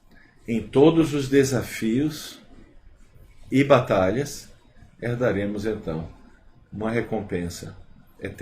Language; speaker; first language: Portuguese; native; Portuguese